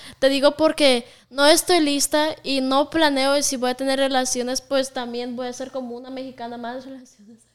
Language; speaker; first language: Spanish; non-native, fluent; Russian